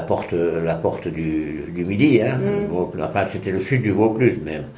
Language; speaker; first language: French; native; French